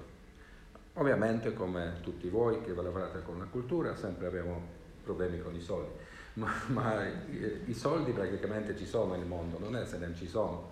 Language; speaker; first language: Italian; non-native, learner; Swedish